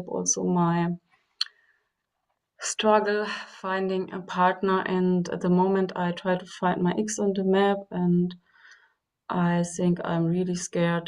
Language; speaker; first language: English; non-native, fluent; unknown